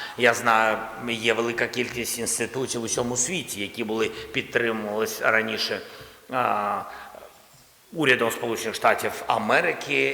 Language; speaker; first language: Ukrainian; non-native, local second language; Russian